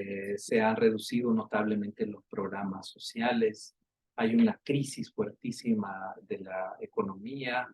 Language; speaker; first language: Spanish; native; Spanish